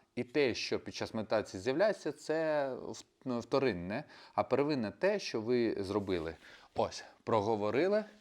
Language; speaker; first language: Ukrainian; non-native, local second language; Russian